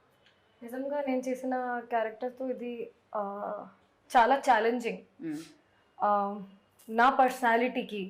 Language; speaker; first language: Telugu; non-native, fluent; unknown